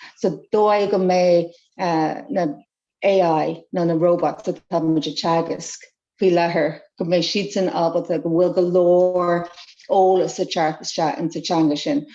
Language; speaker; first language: Irish; non-native, local second language; English